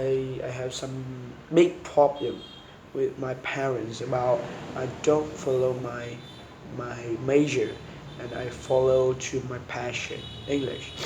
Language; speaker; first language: English; non-native, learner; Vietnamese